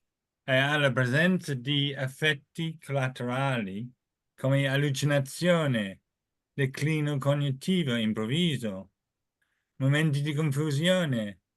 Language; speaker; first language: Italian; non-native, fluent; English